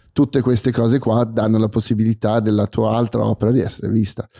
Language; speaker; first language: Italian; non-native, fluent; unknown